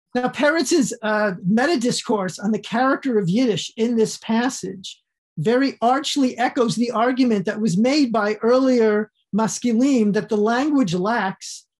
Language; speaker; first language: English; native; English